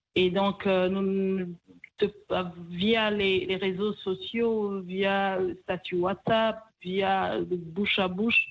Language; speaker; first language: French; non-native, local second language; Kinyarwanda